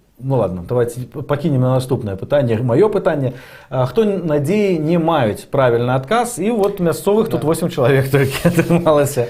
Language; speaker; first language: Belarusian; non-native, local second language; Russian